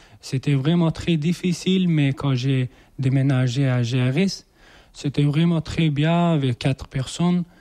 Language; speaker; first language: French; non-native, learner; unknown